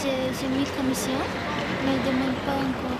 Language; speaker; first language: French; non-native, learner; Sinhala